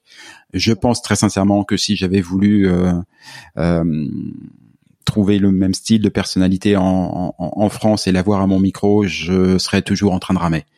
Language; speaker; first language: French; native; French